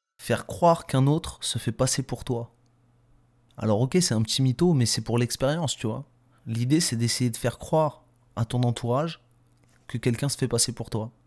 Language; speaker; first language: French; native; French